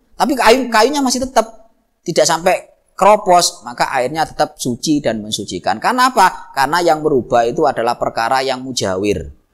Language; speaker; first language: Indonesian; non-native, local second language; Javanese